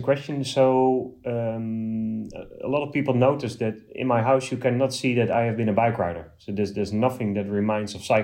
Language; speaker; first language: English; non-native, fluent; Dutch